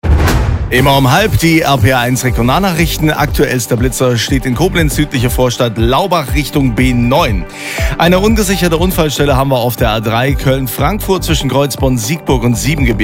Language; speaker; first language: German; native; German